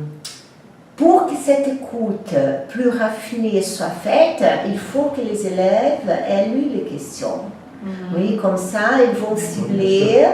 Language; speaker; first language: French; non-native, fluent; Portuguese